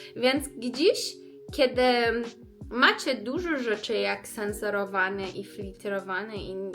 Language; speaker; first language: Polish; non-native, learner; Persian